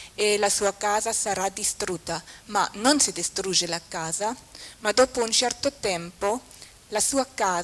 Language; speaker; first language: Italian; non-native, fluent; German